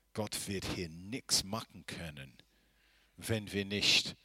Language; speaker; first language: German; non-native, fluent; English